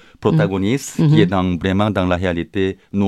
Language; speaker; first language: French; non-native, learner; Korean